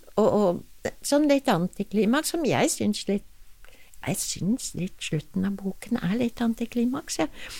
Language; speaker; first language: Norwegian; non-native, fluent; English